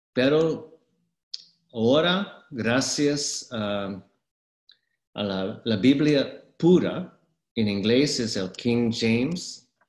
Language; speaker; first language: Spanish; non-native, fluent; English